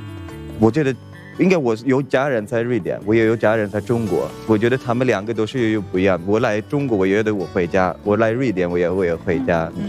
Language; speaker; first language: Chinese; non-native, fluent; Swedish